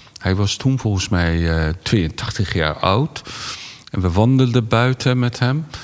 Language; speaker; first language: Dutch; non-native, fluent; Persian